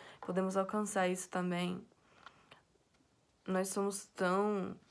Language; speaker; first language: Portuguese; non-native, fluent; English